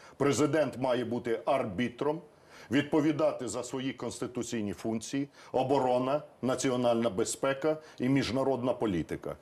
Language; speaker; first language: Ukrainian; native; Ukrainian